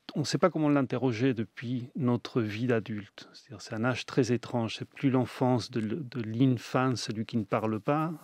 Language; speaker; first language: French; early bilingual, other home language; Spanish